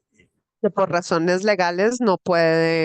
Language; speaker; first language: Spanish; native; Spanish